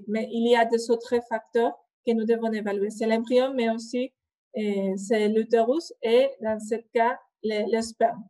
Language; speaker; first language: French; non-native, fluent; Spanish